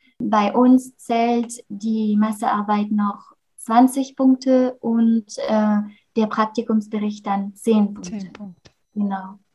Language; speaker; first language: German; non-native, fluent; French